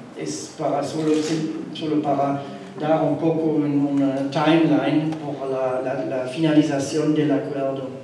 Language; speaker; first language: Spanish; non-native, learner; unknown